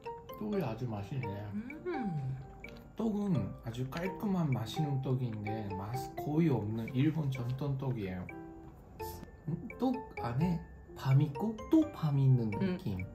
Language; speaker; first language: Korean; non-native, fluent; Japanese